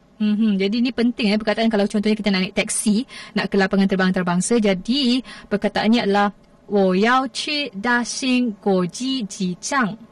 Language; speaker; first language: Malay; native; Malay